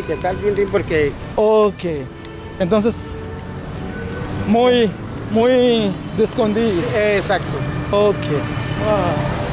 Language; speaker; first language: Spanish; non-native, learner; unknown